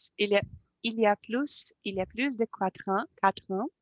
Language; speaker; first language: French; non-native, learner; Portuguese